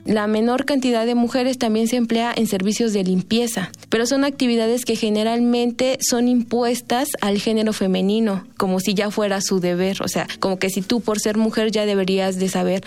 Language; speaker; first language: Spanish; native; Spanish